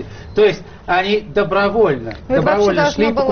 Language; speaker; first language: Russian; native; Russian